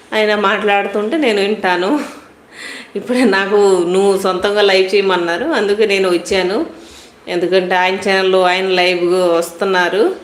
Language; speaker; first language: Telugu; non-native, local second language; Hindi